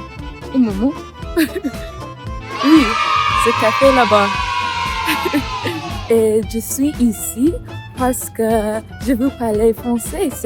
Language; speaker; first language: French; non-native, learner; English